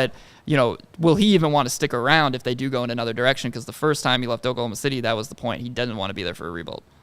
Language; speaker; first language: English; native; English